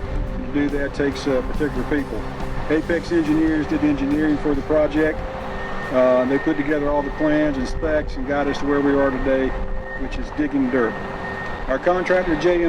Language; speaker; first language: English; native; English